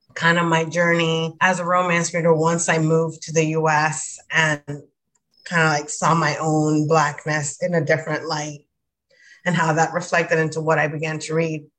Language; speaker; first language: English; non-native, fluent; Spanish